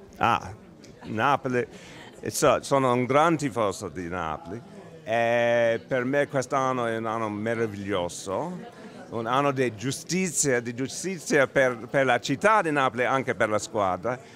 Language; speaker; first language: Italian; non-native, learner; English